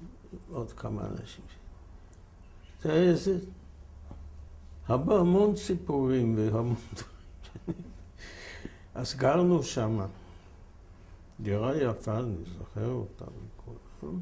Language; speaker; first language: Hebrew; non-native, fluent; German